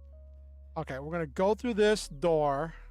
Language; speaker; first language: English; native; English